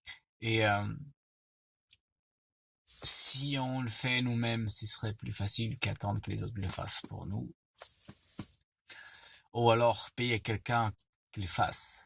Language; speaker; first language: French; non-native, fluent; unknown